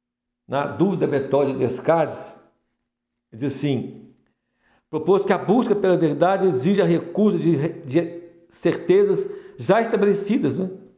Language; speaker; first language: Portuguese; native; Portuguese